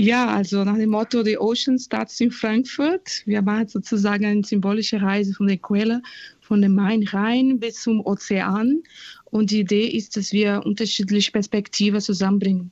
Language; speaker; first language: German; non-native, fluent; Portuguese